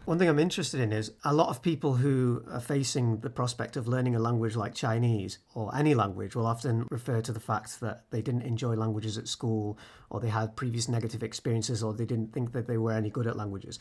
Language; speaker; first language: English; native; English